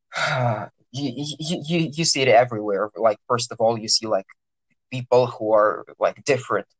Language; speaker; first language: English; non-native, fluent; Russian